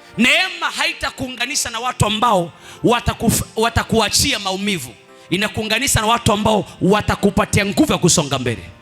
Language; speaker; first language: Swahili; non-native, local second language; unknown